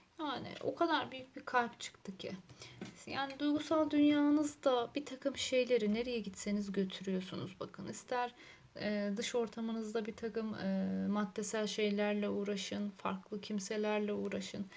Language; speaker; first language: Turkish; native; Turkish